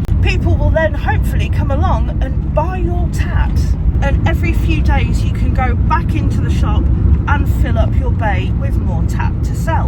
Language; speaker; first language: English; native; English